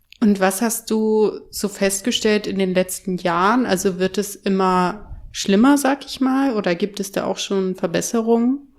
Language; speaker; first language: German; native; German